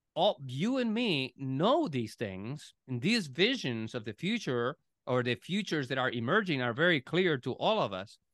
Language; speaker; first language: English; non-native, fluent; Spanish